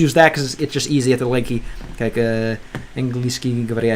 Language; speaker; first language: Russian; non-native, learner; English